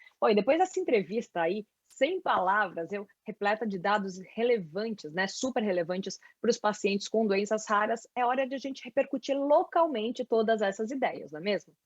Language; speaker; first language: Portuguese; native; Portuguese